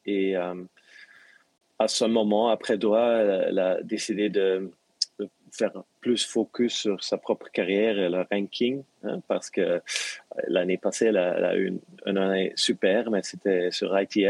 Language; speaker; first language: French; non-native, local second language; Dutch